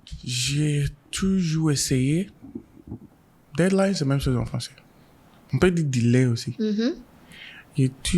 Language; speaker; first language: French; non-native, learner; English